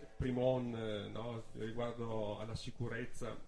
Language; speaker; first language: Italian; native; Italian